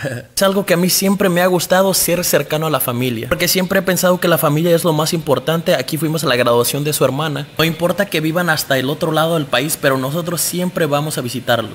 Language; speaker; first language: Spanish; native; Spanish